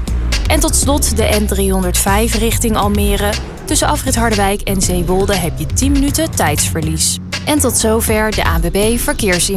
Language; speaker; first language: Dutch; native; Dutch